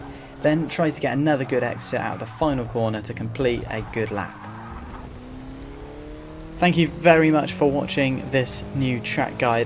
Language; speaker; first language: English; native; English